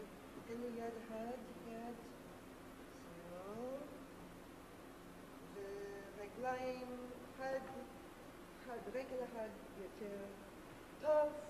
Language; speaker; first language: Hebrew; non-native, learner; English